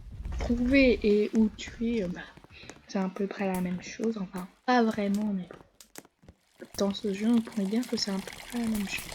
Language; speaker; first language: French; native; French